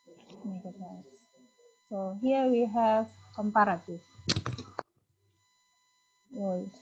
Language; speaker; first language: English; non-native, fluent; Indonesian